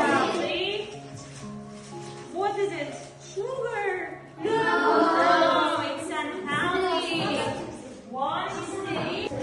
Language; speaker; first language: English; non-native, fluent; Uzbek